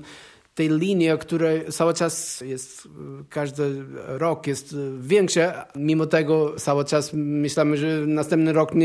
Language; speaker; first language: Polish; non-native, learner; Portuguese